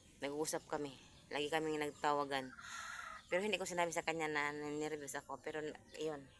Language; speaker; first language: Filipino; non-native, local second language; Cebuano